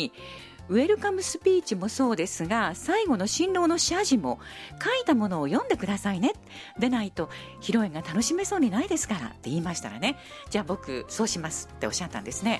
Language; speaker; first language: Japanese; native; Japanese